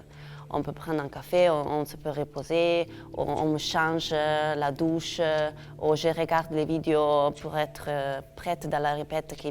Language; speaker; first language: French; non-native, fluent; Italian